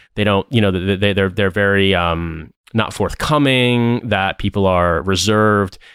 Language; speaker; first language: English; native; English